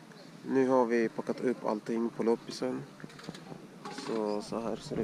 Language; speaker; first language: Swedish; early bilingual, other home language; Russian